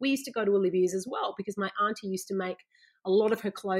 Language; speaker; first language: English; native; English